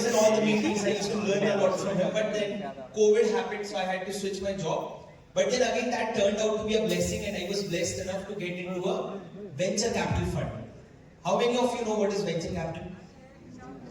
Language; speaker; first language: English; non-native, local second language; Hindi